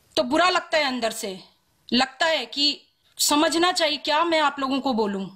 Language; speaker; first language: Hindi; native; Hindi